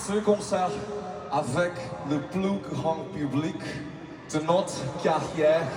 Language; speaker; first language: French; non-native, learner; Korean